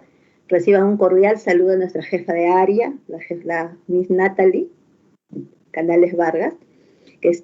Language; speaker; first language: Spanish; native; Spanish